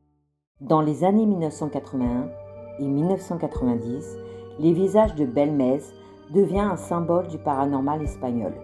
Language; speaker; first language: French; native; French